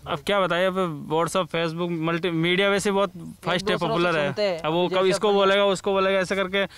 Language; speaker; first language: Hindi; native; Hindi